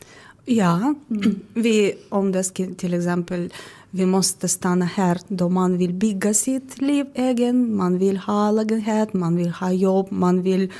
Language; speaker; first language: Swedish; non-native, learner; Ukrainian